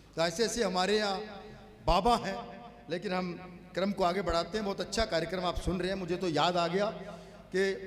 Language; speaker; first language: Hindi; native; Hindi